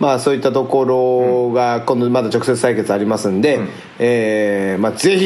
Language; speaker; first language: Japanese; native; Japanese